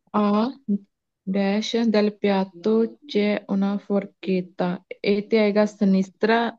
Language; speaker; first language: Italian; non-native, learner; Punjabi